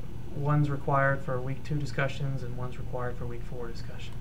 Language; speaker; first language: English; native; English